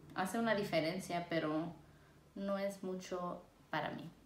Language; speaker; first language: Spanish; early bilingual, heritage; Spanish